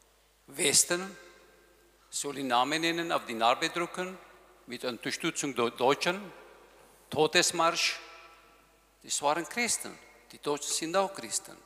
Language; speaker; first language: German; non-native, learner; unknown